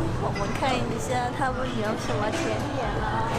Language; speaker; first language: Chinese; non-native, fluent; Mongolian